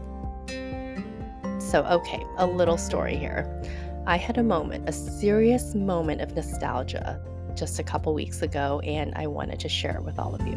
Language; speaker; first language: English; early bilingual, other home language; Chinese